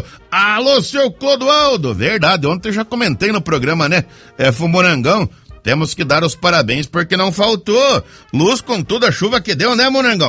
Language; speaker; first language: Portuguese; native; Portuguese